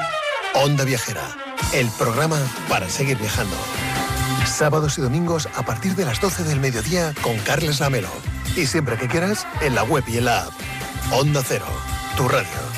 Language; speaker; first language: Spanish; native; Spanish